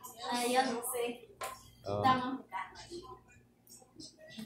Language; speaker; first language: Spanish; early bilingual, heritage; Spanish